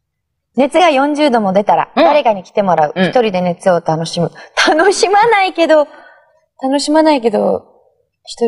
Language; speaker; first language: Japanese; native; Japanese